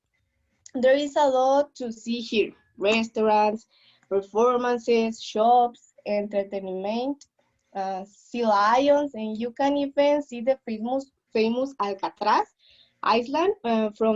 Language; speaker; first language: English; non-native, learner; Spanish